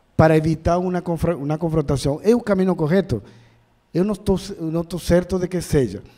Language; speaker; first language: Portuguese; non-native, learner; Spanish